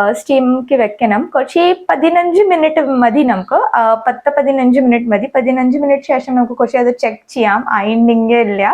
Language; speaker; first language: Malayalam; non-native, fluent; Hindi